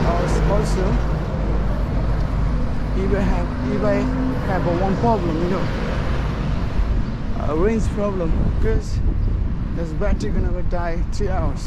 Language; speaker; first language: English; non-native, learner; Nepali